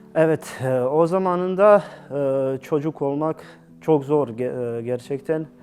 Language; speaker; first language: Turkish; non-native, learner; Bosnian